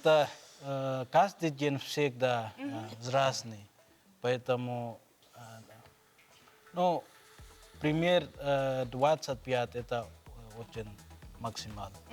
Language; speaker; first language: Russian; non-native, learner; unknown